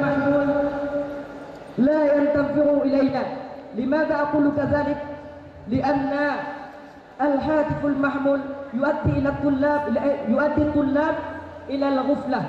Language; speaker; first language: Arabic; non-native, learner; Achinese